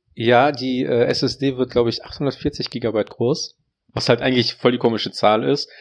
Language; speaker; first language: German; early bilingual, other home language; Russian